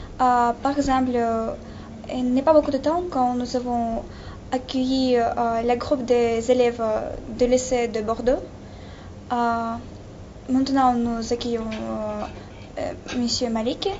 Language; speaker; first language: French; non-native, learner; Russian